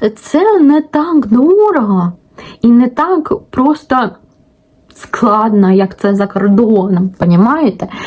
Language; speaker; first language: Ukrainian; non-native, local second language; Russian